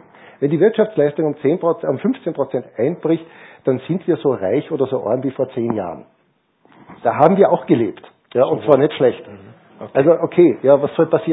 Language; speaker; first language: German; native; German